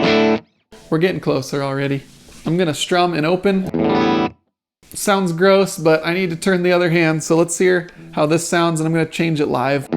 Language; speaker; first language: English; native; English